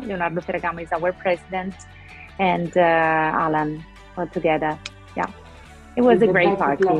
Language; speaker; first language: English; non-native, local second language; Italian